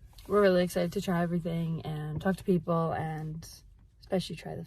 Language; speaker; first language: English; native; English